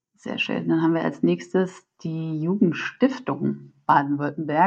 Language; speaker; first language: German; native; German